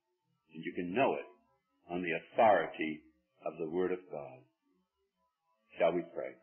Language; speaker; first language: English; native; English